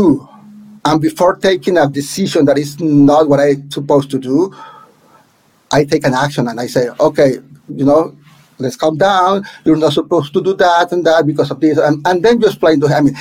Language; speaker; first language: English; non-native, fluent; Spanish